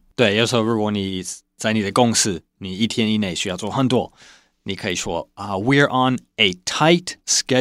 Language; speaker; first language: Chinese; non-native, fluent; English